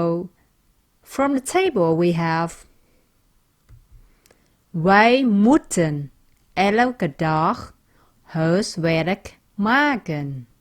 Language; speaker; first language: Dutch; non-native, fluent; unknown